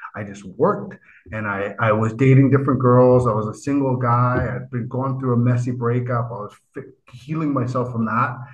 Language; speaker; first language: English; native; English